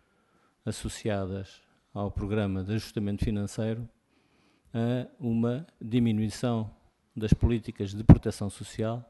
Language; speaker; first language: Portuguese; native; Portuguese